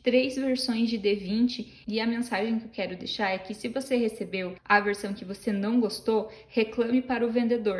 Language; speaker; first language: Portuguese; native; Portuguese